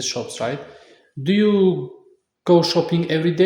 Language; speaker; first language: English; non-native, fluent; Tajik